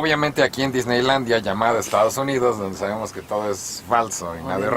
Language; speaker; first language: Spanish; native; Spanish